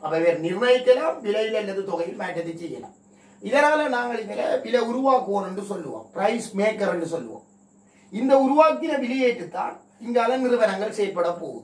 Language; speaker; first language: Tamil; native; Tamil